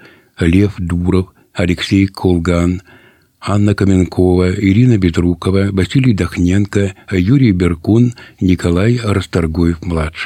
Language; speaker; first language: Russian; native; Russian